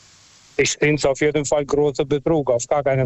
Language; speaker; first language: German; non-native, local second language; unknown